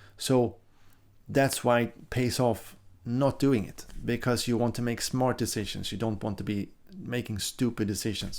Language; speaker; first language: English; non-native, fluent; Swedish